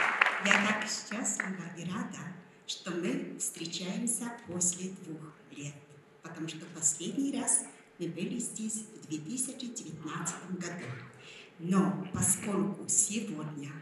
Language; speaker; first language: Russian; non-native, fluent; Polish